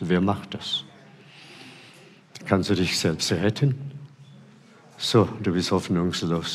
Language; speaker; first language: German; non-native, fluent; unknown